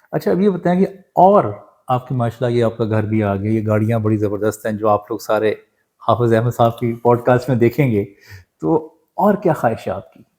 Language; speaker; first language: Urdu; native; Urdu